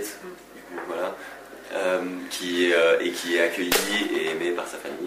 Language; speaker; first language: French; native; French